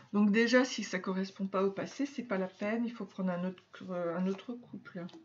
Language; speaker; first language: French; native; French